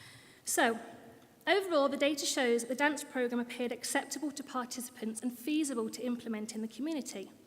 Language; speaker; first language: English; native; English